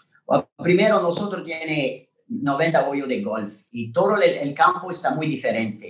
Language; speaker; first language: Spanish; non-native, learner; French